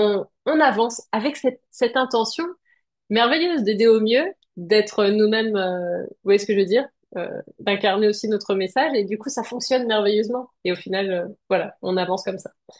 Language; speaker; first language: French; native; French